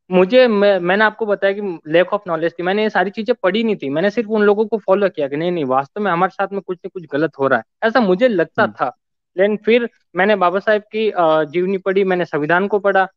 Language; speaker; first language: Hindi; native; Hindi